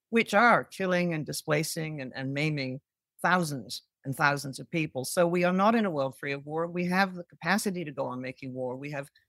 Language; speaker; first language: English; native; English